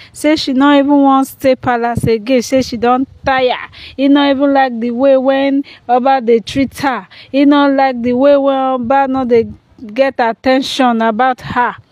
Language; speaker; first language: Nigerian Pidgin; non-native, local second language; Yoruba